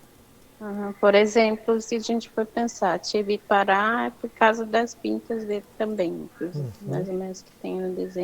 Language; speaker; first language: Portuguese; native; Portuguese